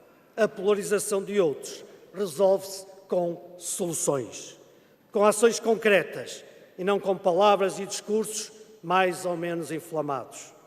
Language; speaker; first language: Portuguese; native; Portuguese